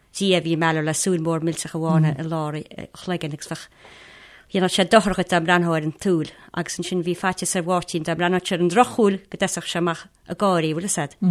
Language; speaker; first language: Irish; native; Irish